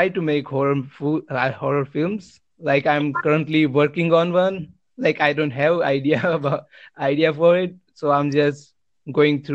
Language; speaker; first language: English; non-native, local second language; Gujarati